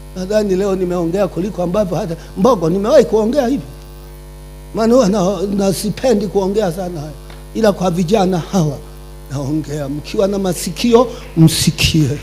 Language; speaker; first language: Swahili; non-native, local second language; Sukuma